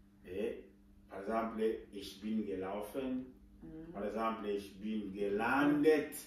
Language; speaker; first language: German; non-native, fluent; French